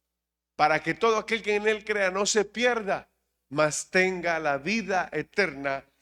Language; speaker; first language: Spanish; native; Spanish